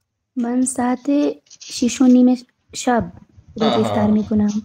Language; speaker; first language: Persian; non-native, learner; Urdu